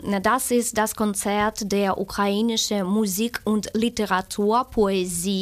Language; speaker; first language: German; non-native, fluent; Ukrainian